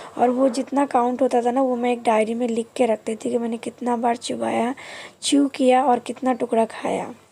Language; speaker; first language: Hindi; non-native, local second language; Bangla